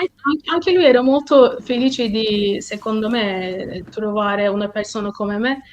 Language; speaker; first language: Italian; non-native, fluent; Turkish